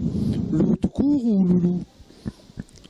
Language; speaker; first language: French; native; French